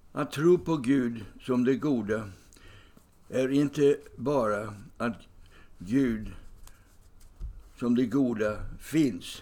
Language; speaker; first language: Swedish; non-native, fluent; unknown